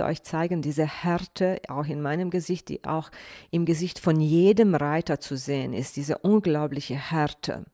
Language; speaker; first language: German; non-native, fluent; Bosnian